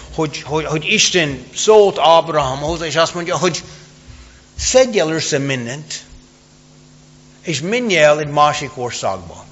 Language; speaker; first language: Hungarian; non-native, fluent; English